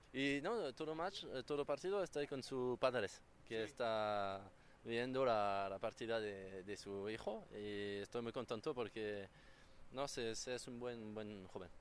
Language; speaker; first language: Spanish; non-native, learner; French